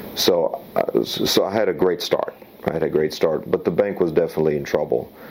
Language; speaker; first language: English; early bilingual, other home language; Slovak